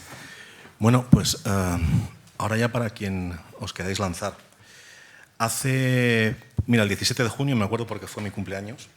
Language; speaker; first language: Spanish; native; Spanish